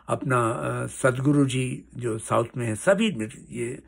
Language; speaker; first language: Hindi; native; Hindi